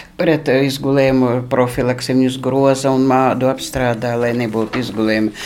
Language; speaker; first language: Latvian; non-native, local second language; Russian